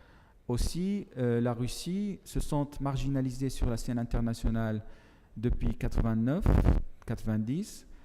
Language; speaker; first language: French; non-native, fluent; Arabic